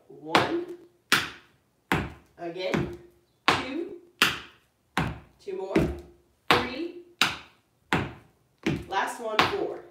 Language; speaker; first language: English; native; English